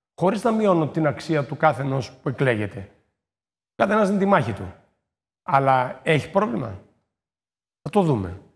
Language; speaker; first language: Greek; native; Greek